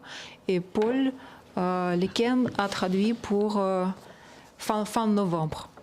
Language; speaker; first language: French; non-native, fluent; Russian